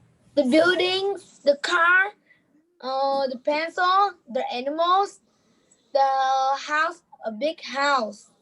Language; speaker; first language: English; non-native, learner; Vietnamese